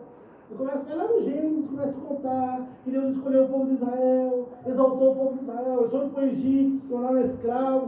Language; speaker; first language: Portuguese; native; Portuguese